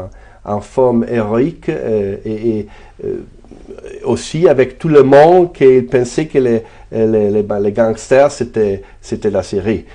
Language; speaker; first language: French; non-native, fluent; Italian